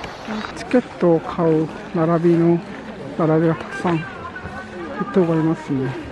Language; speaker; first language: Japanese; non-native, fluent; Korean